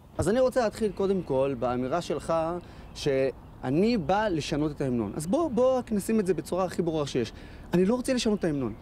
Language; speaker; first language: Hebrew; non-native, local second language; Arabic